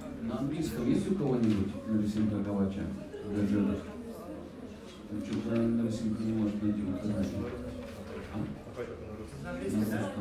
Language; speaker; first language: Russian; native; Russian